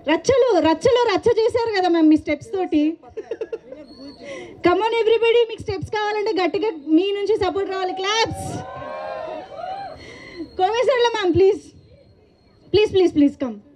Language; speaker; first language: Telugu; native; Telugu